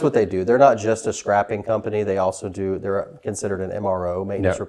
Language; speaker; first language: English; native; English